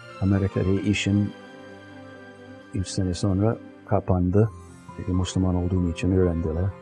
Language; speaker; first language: Turkish; non-native, fluent; English